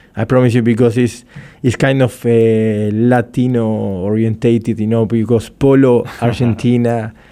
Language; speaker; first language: English; non-native, fluent; Spanish